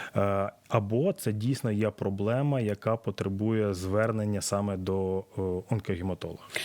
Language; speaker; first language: Ukrainian; native; Ukrainian